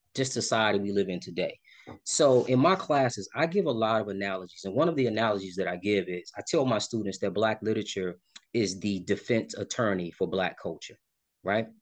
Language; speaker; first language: English; native; English